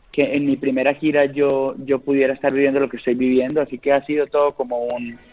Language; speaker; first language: Spanish; native; Spanish